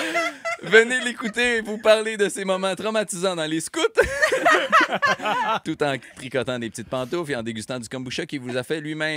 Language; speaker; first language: French; native; French